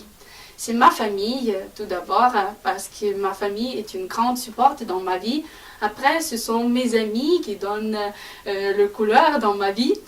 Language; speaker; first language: French; non-native, fluent; Ukrainian